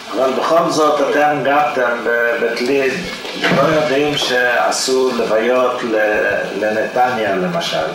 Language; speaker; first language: Hebrew; native; Hebrew